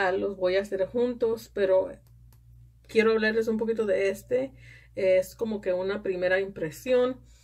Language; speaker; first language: Spanish; early bilingual, heritage; Spanish